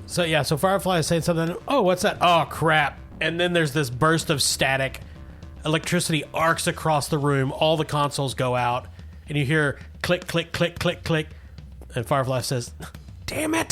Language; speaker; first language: English; native; English